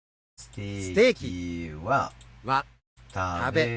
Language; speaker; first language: Japanese; non-native, fluent; English